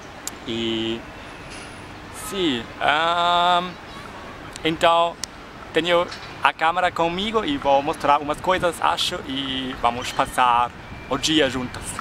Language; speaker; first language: Portuguese; non-native, fluent; German